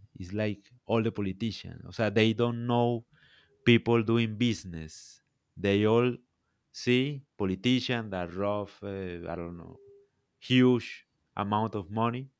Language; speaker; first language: English; non-native, learner; Spanish